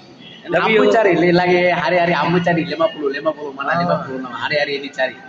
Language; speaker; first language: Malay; non-native, learner; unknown